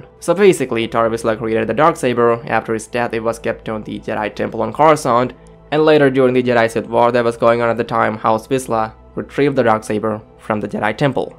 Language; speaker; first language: English; native; English